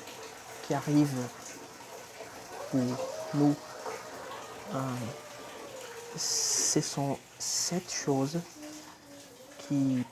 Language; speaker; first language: French; non-native, fluent; Portuguese